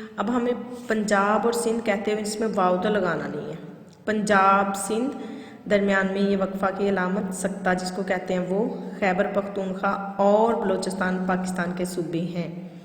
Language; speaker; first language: Urdu; non-native, local second language; Punjabi